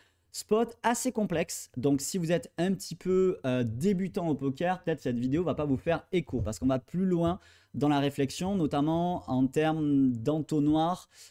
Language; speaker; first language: French; native; French